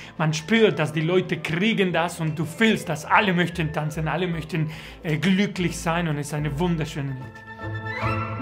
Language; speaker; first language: German; non-native, fluent; Spanish